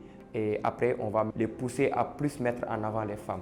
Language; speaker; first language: French; non-native, local second language; Wolof